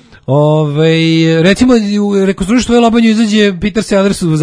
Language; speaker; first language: Serbian; native; Serbian